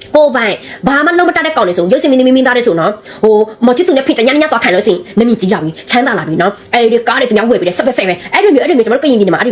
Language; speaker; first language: Burmese; non-native, local second language; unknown